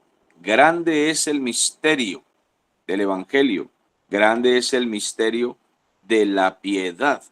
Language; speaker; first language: Spanish; native; Spanish